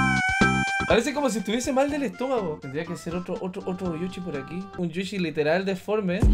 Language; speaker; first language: Spanish; native; Spanish